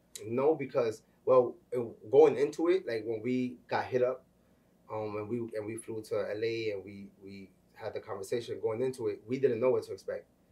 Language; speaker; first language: English; early bilingual, other home language; Spanish